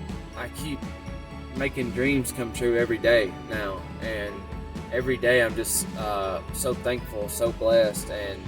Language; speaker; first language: English; native; English